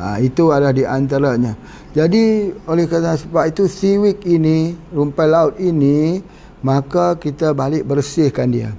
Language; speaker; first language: Malay; native; Malay